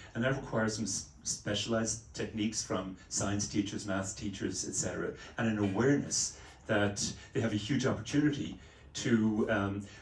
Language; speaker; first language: English; native; English